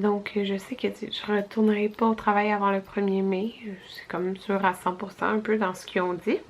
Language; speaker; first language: French; native; French